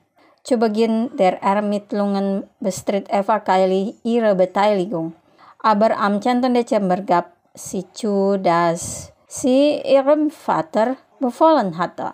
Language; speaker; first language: German; non-native, fluent; Indonesian